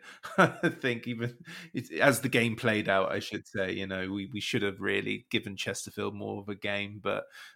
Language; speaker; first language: English; native; English